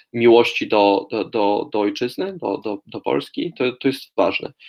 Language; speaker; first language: Polish; non-native, fluent; Russian